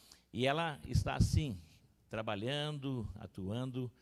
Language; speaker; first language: Portuguese; native; Portuguese